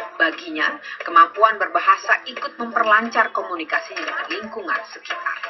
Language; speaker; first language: Indonesian; native; Indonesian